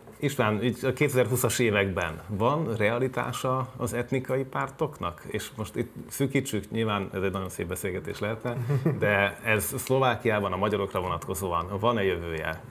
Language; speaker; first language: Hungarian; native; Hungarian